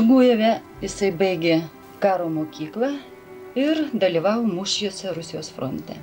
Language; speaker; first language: Lithuanian; native; Lithuanian